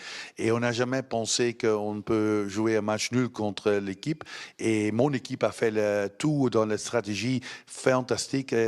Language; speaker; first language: French; non-native, learner; Dutch